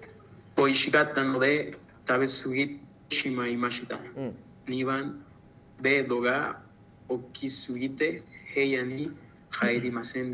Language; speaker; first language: Japanese; non-native, learner; Spanish